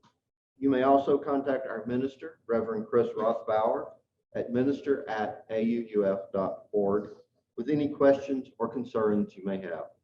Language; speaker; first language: English; native; English